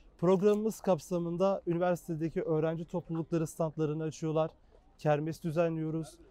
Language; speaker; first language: Turkish; native; Turkish